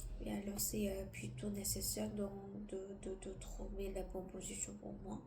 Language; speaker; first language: French; non-native, learner; Korean